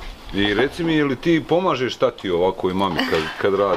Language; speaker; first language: Bosnian; native; Bosnian